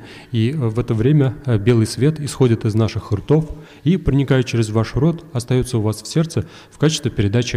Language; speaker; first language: Russian; native; Russian